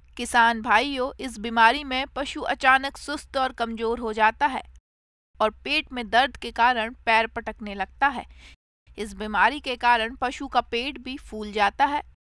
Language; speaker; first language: Hindi; native; Hindi